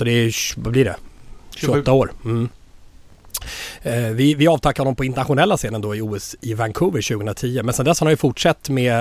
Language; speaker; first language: Swedish; native; Swedish